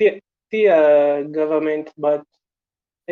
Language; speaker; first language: English; non-native, local second language; Swahili